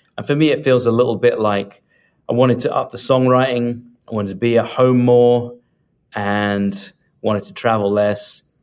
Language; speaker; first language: English; native; English